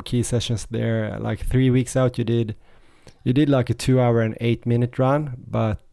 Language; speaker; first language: English; non-native, fluent; Swedish